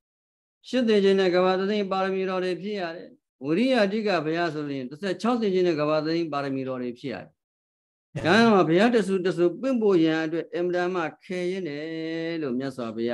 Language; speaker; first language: Burmese; native; Burmese